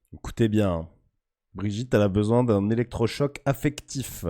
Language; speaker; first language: French; native; French